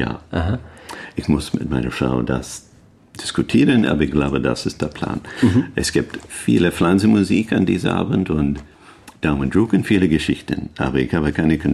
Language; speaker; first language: German; non-native, learner; English